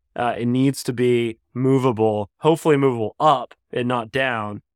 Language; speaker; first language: English; native; English